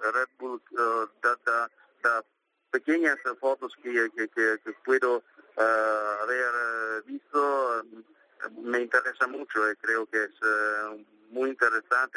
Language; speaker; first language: Spanish; non-native, learner; Italian